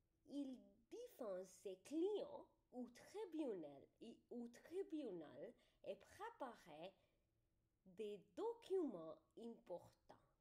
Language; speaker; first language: French; non-native, learner; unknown